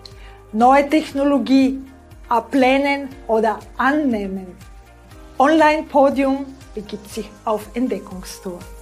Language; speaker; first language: German; non-native, fluent; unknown